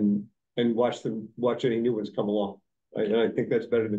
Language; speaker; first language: English; native; English